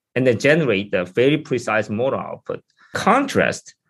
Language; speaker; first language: English; non-native, fluent; Korean